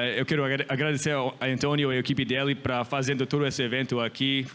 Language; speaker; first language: Portuguese; non-native, learner; English